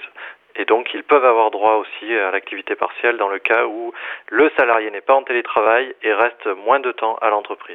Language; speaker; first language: French; native; French